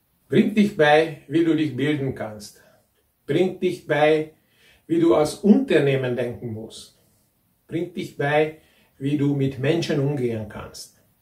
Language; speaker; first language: German; non-native, fluent; Hungarian